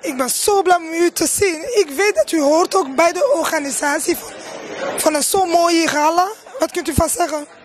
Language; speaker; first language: Dutch; non-native, learner; French